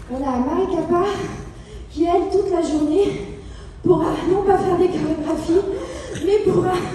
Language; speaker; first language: French; native; French